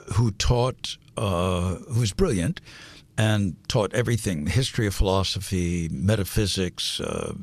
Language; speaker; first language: English; native; English